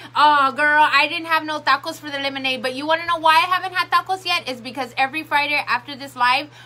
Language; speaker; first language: English; early bilingual, other home language; Spanish